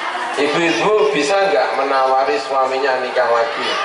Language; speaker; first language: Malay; non-native, local second language; Javanese